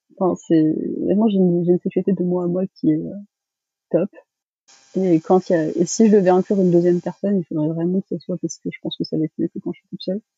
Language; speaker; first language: French; early bilingual, other home language; Malagasy